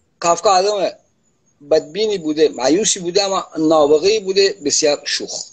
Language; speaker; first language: Persian; non-native, local second language; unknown